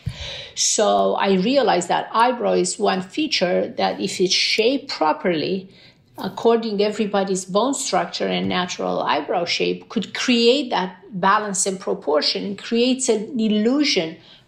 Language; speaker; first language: English; non-native, fluent; Romanian